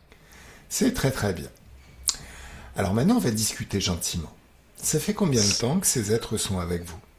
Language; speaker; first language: French; native; French